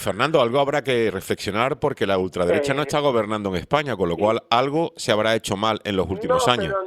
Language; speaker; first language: Spanish; native; Spanish